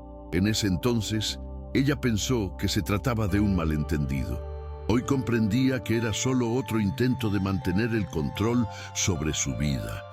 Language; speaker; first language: Spanish; native; Spanish